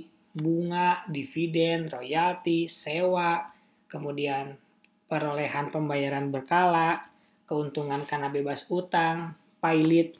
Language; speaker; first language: Indonesian; native; Indonesian